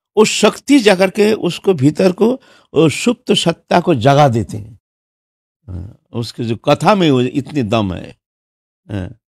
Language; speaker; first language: Hindi; non-native, local second language; Bangla